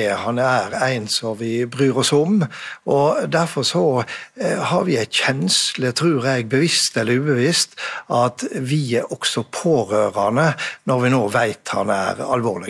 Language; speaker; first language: Norwegian; native; Norwegian